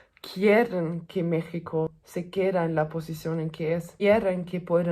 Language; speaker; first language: Spanish; non-native, fluent; German